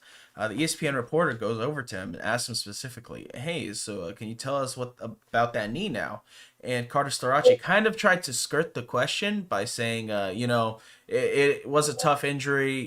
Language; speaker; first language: English; native; English